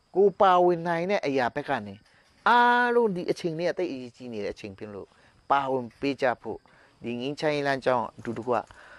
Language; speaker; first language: Burmese; non-native, local second language; Hakha Chin